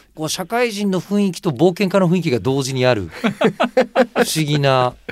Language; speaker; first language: Japanese; native; Japanese